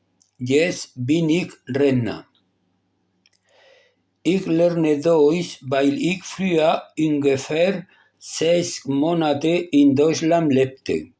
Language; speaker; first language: German; non-native, learner; Spanish